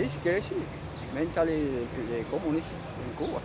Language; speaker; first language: English; non-native, learner; Spanish